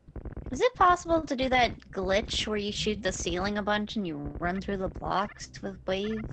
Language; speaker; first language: English; native; English